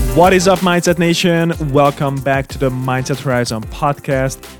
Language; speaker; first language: English; non-native, fluent; Hungarian